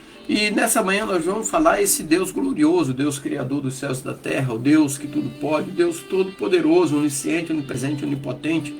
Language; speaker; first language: Portuguese; native; Portuguese